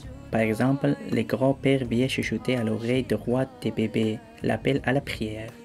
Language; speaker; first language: French; non-native, learner; Persian